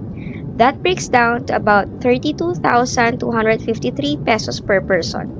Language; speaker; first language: English; non-native, local second language; Filipino